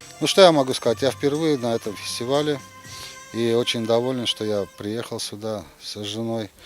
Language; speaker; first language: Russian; non-native, local second language; Ukrainian